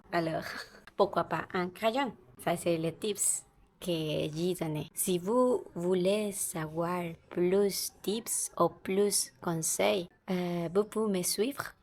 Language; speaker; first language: French; non-native, learner; Spanish